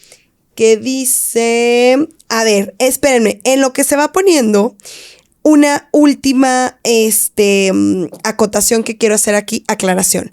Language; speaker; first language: Spanish; native; Spanish